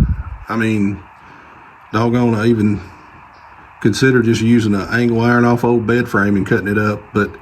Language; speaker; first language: English; native; English